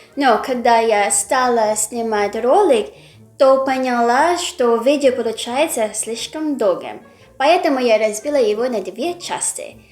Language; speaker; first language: Russian; non-native, fluent; Filipino